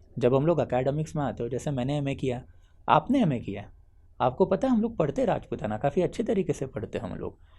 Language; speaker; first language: Hindi; non-native, local second language; Marathi